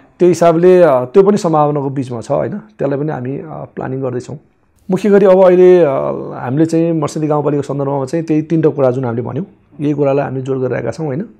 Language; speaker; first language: Nepali; non-native, local second language; Gurung